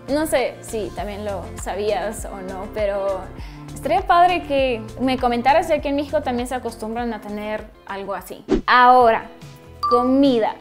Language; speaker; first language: Spanish; non-native, fluent; Russian